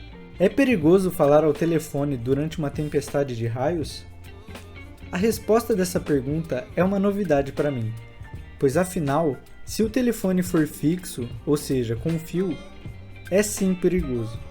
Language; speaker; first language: Portuguese; native; Portuguese